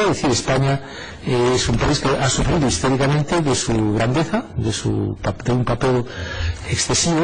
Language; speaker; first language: Spanish; native; Spanish